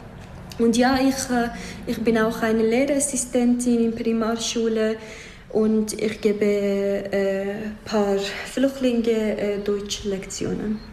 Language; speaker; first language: German; non-native, fluent; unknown